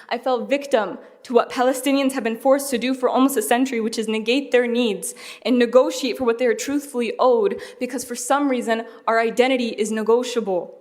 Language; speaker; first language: English; early bilingual, other home language; Arabic